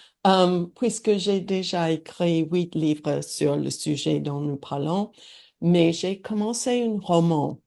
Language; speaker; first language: French; non-native, learner; English